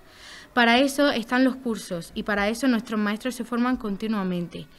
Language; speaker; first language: Spanish; native; Spanish